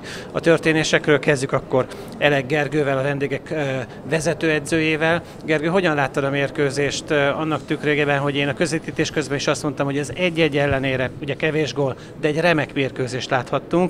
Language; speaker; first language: Hungarian; native; Hungarian